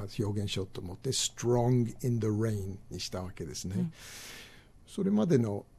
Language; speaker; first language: Japanese; non-native, fluent; English